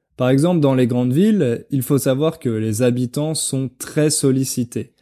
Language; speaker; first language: French; native; French